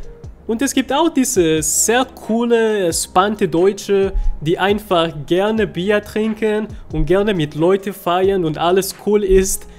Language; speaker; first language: German; non-native, fluent; Spanish